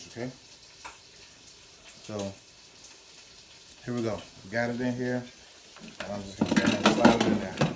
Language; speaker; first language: English; native; English